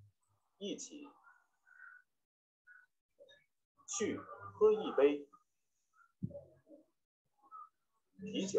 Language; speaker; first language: Chinese; non-native, learner; Vietnamese